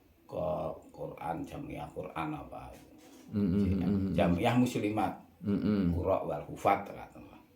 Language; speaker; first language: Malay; non-native, local second language; Javanese